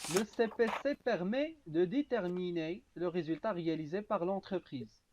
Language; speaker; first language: French; non-native, local second language; Arabic